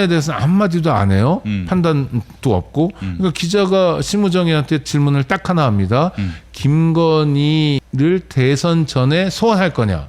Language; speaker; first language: Korean; native; Korean